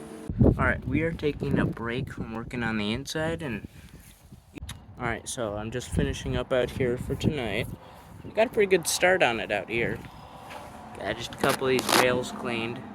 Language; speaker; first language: English; native; English